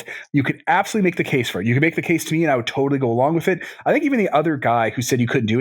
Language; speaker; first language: English; native; English